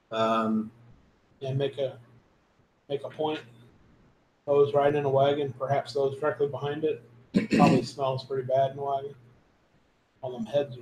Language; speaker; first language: English; native; English